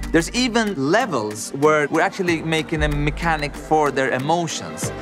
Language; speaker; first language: English; early bilingual, other home language; Arabic